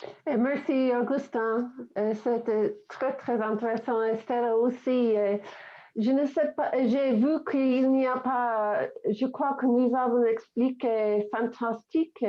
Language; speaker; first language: French; non-native, fluent; English